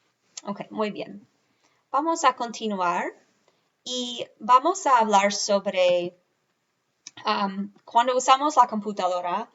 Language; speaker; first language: Spanish; non-native, fluent; English